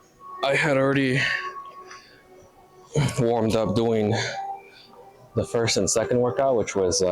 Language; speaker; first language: English; native; English